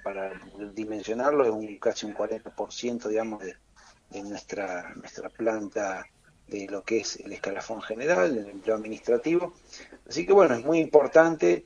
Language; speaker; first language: Spanish; native; Spanish